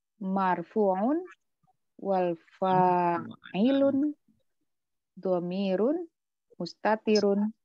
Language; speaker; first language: Arabic; non-native, learner; Indonesian